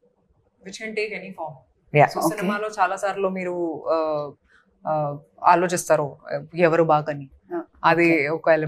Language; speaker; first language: Telugu; non-native, fluent; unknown